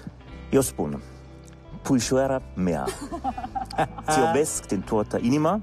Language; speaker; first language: Romanian; non-native, learner; German